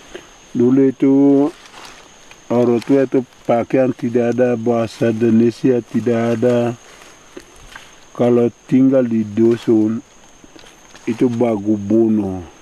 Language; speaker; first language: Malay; non-native, local second language; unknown